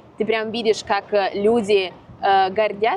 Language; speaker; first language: Russian; non-native, fluent; Italian